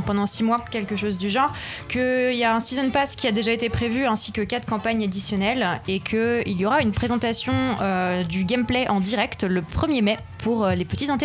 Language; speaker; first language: French; native; French